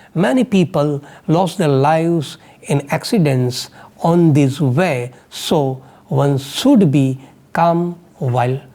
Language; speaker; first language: English; non-native, local second language; Gujarati